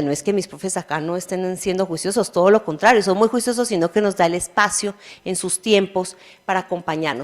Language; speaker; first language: Spanish; native; Spanish